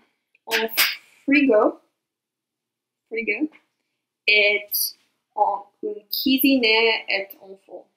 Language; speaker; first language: French; non-native, learner; English